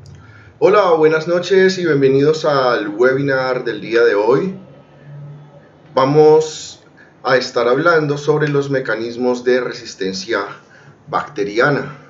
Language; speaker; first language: Spanish; native; Spanish